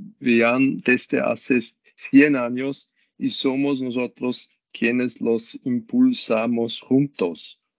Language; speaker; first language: Spanish; non-native, learner; German